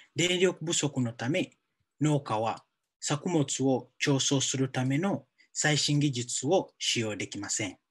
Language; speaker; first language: Japanese; non-native, fluent; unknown